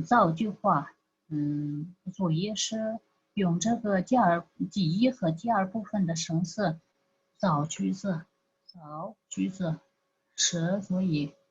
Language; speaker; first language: Chinese; non-native, fluent; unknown